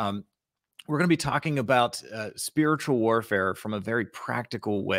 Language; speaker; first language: English; native; English